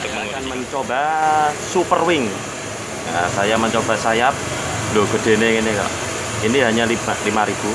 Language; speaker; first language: Indonesian; native; Indonesian